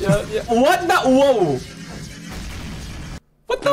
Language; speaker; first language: English; non-native, local second language; Filipino